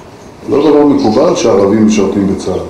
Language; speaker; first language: Hebrew; native; Hebrew